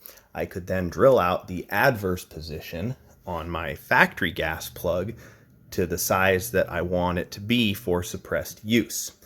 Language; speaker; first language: English; native; English